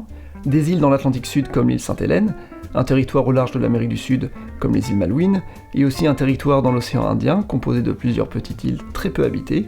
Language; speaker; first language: French; native; French